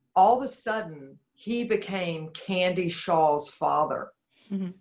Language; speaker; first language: English; native; English